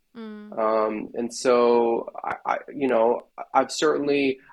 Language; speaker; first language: English; non-native, fluent; Russian